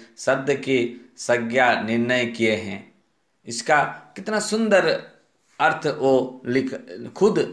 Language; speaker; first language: Hindi; non-native, local second language; Odia